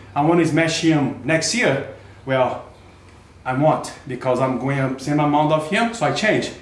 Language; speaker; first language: English; non-native, learner; Portuguese